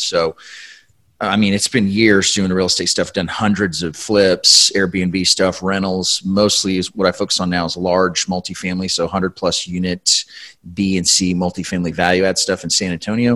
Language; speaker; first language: English; native; English